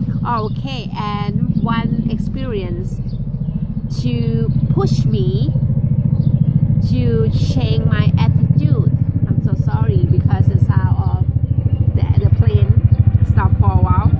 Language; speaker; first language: English; non-native, learner; Thai